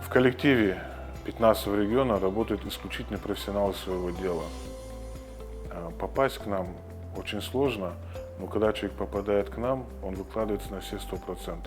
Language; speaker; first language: Russian; native; Russian